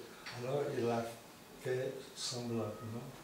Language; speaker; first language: French; non-native, fluent; Portuguese